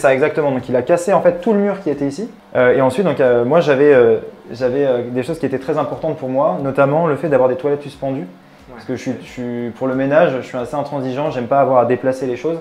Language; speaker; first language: French; native; French